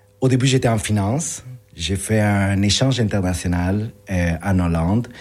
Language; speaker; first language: French; early bilingual, other home language; Spanish